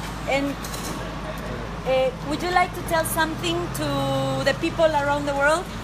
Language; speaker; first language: English; non-native, fluent; Spanish